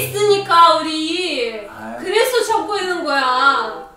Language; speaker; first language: Korean; non-native, fluent; Russian